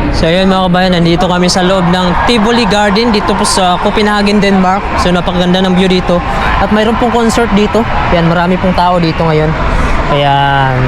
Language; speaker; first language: Filipino; native; Filipino